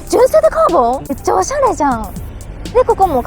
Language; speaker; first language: Japanese; native; Japanese